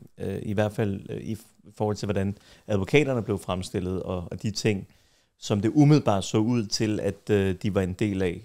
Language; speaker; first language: Danish; early bilingual, other home language; Kurdish